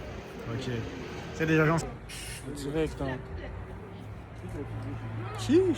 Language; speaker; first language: French; native; French